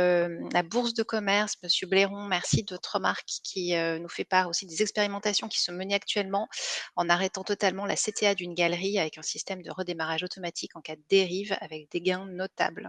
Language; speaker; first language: French; native; French